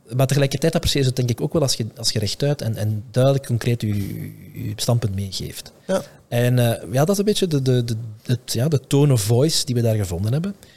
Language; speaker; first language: Dutch; native; Dutch